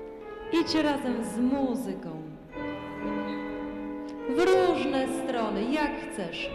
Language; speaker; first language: Polish; native; Polish